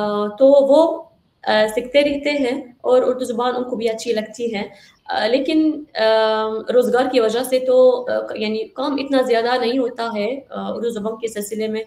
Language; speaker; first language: Hindi; non-native, fluent; Arabic